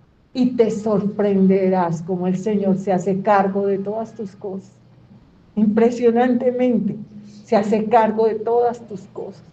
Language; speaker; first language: Spanish; native; Spanish